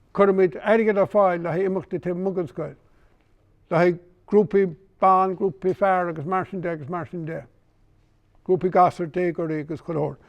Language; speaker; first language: Irish; native; Irish